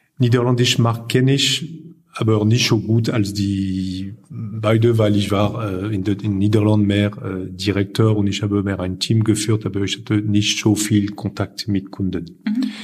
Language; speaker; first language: German; non-native, fluent; French